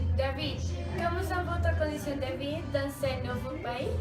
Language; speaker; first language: French; non-native, learner; Spanish